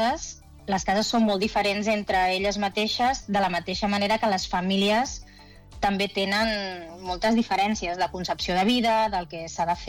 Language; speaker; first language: Catalan; native; Catalan